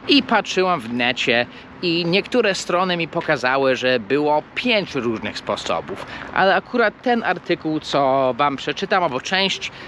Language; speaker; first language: Polish; non-native, fluent; English